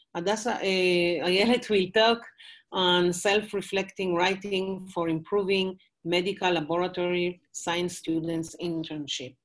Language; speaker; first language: English; non-native, fluent; Hebrew